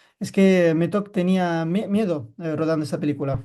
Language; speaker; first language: Spanish; non-native, fluent; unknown